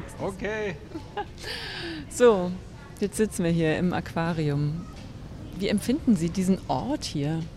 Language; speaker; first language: German; native; German